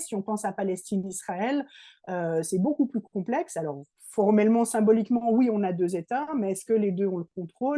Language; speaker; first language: French; native; French